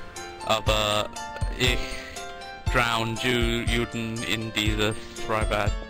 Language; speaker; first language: German; non-native, learner; English